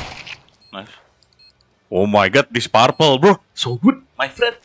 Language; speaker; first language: English; non-native, learner; Sundanese